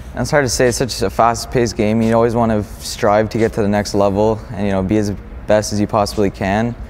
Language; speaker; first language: English; native; English